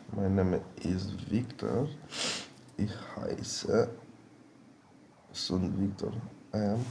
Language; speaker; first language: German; non-native, learner; Romanian